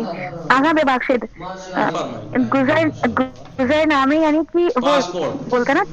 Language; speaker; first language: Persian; non-native, learner; Urdu